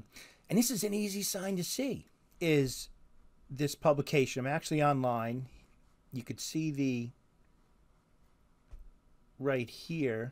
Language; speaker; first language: English; native; English